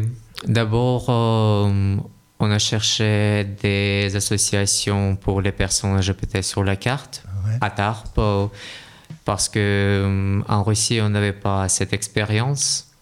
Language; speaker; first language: French; non-native, learner; Russian